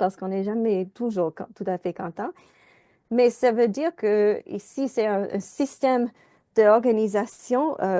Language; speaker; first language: French; non-native, fluent; English